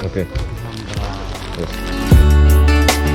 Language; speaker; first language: English; non-native, local second language; Chinese